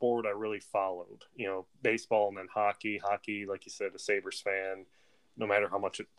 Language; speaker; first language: English; native; English